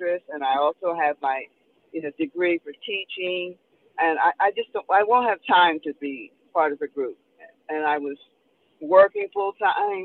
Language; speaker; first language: English; native; English